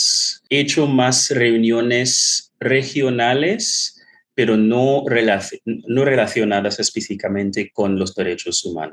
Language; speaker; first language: Spanish; non-native, fluent; English